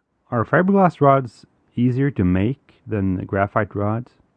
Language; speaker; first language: English; non-native, fluent; Swedish